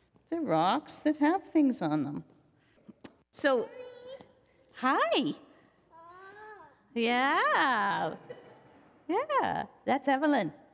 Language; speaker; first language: English; native; English